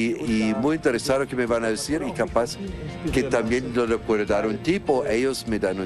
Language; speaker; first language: Spanish; non-native, fluent; German